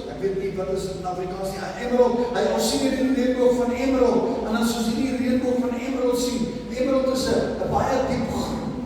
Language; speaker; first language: Afrikaans; non-native, local second language; English